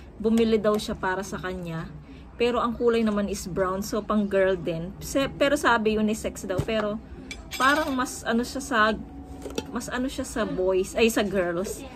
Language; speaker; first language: Filipino; native; Filipino